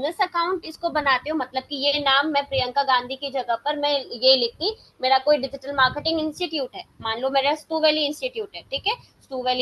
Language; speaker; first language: Hindi; native; Hindi